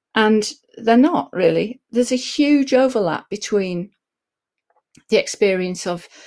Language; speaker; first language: English; native; English